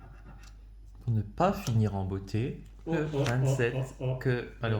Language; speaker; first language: French; native; French